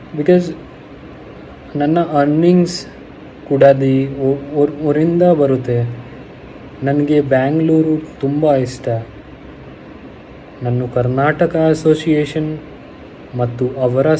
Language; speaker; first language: Kannada; non-native, local second language; Hindi